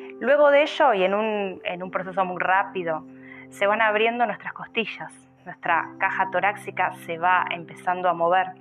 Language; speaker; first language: Spanish; native; Spanish